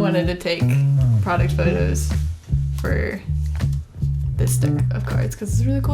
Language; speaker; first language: English; native; English